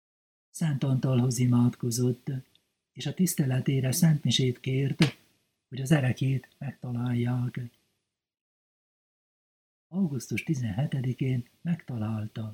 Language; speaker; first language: Hungarian; native; Hungarian